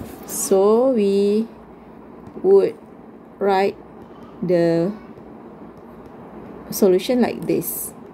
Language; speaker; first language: English; non-native, local second language; Malay